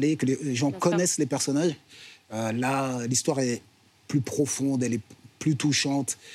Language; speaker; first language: French; native; French